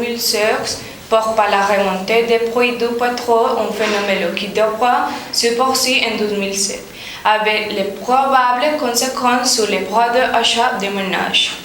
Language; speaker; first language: French; non-native, learner; Spanish